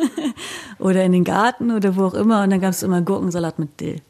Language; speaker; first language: German; native; German